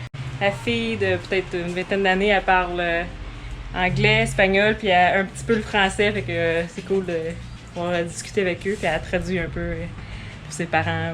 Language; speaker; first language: French; native; French